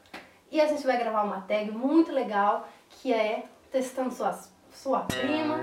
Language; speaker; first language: Portuguese; native; Portuguese